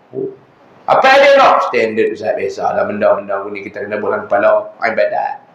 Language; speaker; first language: Malay; native; Malay